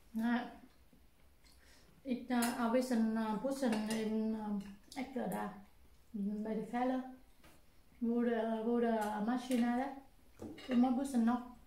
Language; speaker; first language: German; non-native, learner; Vietnamese